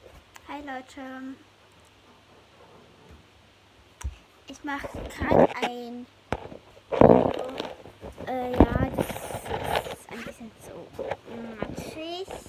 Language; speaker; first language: German; early bilingual, heritage; German